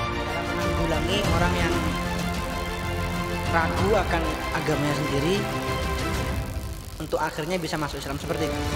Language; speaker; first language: Indonesian; non-native, local second language; Madurese